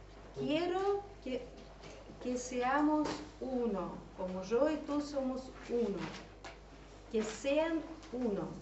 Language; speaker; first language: Spanish; non-native, fluent; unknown